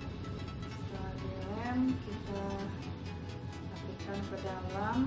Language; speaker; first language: Indonesian; native; Indonesian